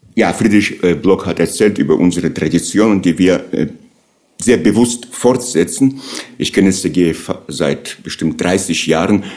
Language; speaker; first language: German; non-native, fluent; Russian